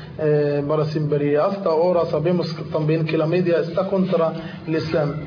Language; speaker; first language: Spanish; non-native, learner; Arabic